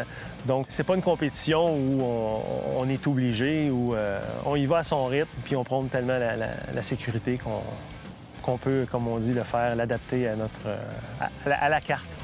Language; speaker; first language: French; native; French